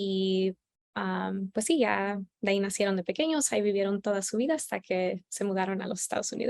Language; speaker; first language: Spanish; early bilingual, heritage; Spanish